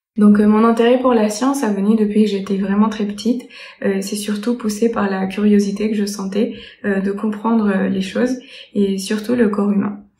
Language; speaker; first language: French; non-native, fluent; Spanish